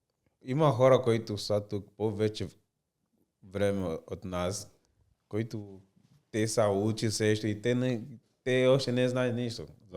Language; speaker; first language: Bulgarian; non-native, learner; Portuguese